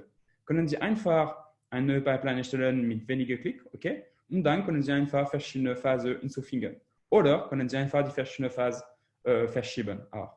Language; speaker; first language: German; non-native, learner; French